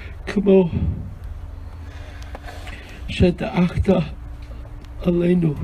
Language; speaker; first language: Hebrew; non-native, fluent; English